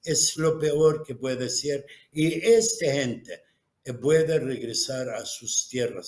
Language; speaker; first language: Spanish; non-native, fluent; Arabic